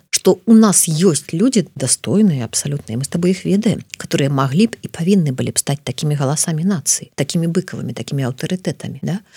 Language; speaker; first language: Belarusian; non-native, local second language; Russian